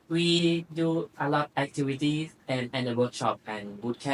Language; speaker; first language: English; non-native, learner; Thai